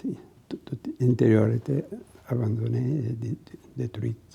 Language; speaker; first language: French; non-native, fluent; Bulgarian